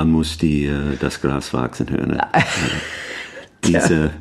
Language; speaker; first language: German; non-native, fluent; English